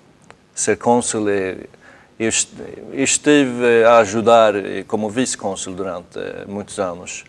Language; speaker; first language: Portuguese; non-native, fluent; Swedish